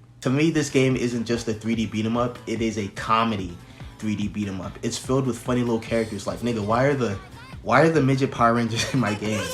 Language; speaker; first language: English; native; English